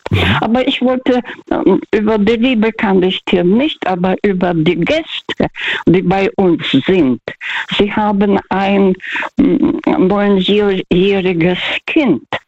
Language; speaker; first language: German; non-native, fluent; Russian